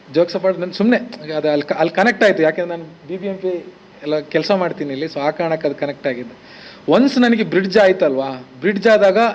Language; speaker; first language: Kannada; native; Kannada